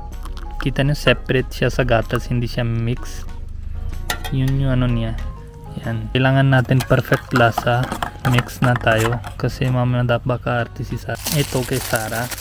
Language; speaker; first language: Filipino; non-native, learner; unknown